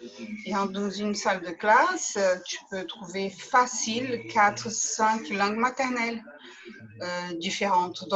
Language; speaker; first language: French; native; French